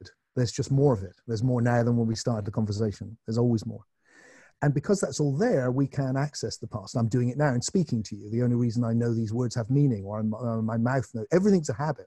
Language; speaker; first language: English; native; English